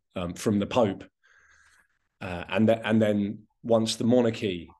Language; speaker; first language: English; non-native, local second language; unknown